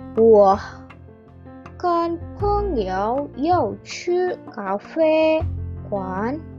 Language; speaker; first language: Chinese; non-native, learner; Indonesian